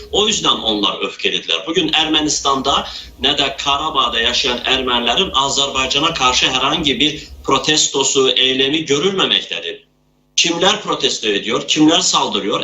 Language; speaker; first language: Turkish; non-native, local second language; Azerbaijani